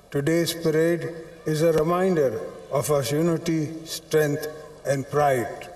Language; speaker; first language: English; non-native, local second language; Sindhi